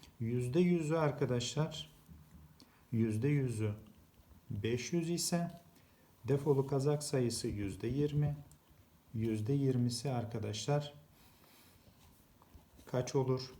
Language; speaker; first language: Turkish; native; Turkish